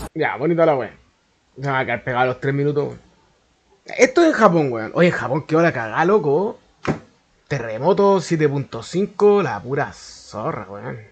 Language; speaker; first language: Spanish; native; Spanish